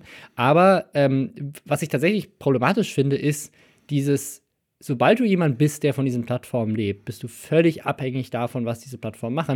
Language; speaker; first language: German; native; German